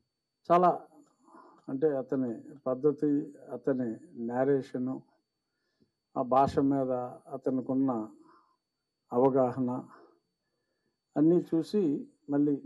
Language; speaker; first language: Telugu; native; Telugu